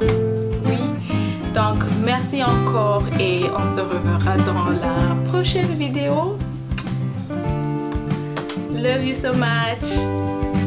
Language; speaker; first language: French; non-native, local second language; Rundi